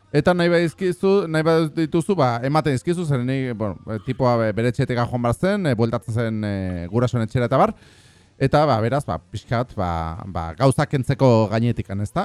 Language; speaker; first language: Basque; non-native, local second language; Spanish